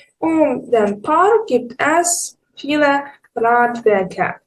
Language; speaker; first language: German; non-native, learner; Ukrainian